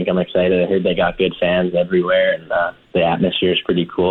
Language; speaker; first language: English; native; English